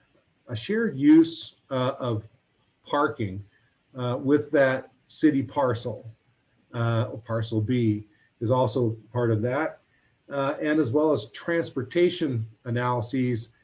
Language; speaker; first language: English; native; English